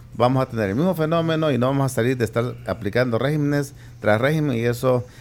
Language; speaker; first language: Spanish; native; Spanish